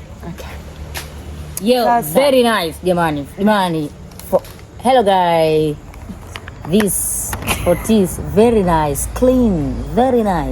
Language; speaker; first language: English; non-native, learner; Turkish